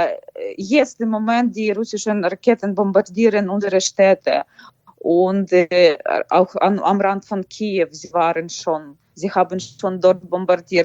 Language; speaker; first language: German; non-native, fluent; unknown